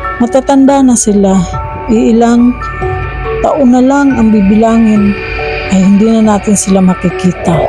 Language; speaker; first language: Filipino; native; Filipino